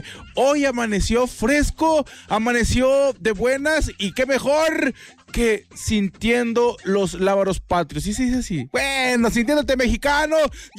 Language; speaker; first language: Spanish; native; Spanish